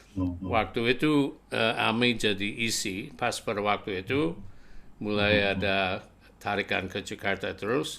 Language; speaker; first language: Indonesian; non-native, fluent; English